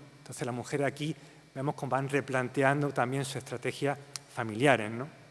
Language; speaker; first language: Spanish; native; Spanish